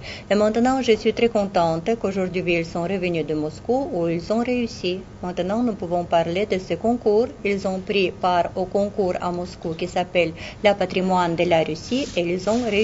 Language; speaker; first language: French; non-native, fluent; Russian